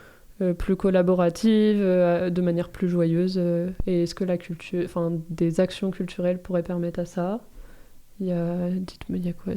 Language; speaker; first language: French; native; French